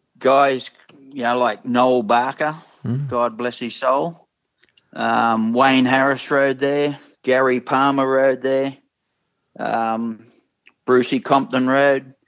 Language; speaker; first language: English; native; English